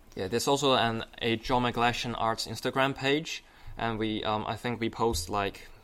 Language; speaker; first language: English; non-native, fluent; Chinese